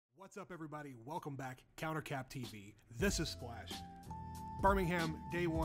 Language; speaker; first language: English; native; English